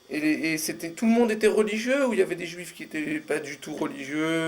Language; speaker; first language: French; native; French